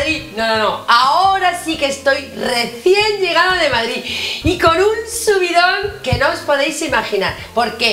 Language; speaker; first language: Spanish; native; Spanish